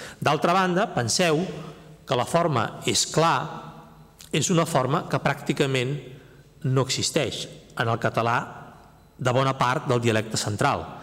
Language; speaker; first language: Catalan; native; Catalan